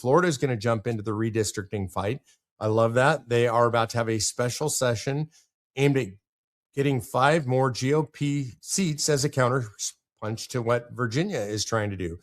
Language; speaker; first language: English; native; English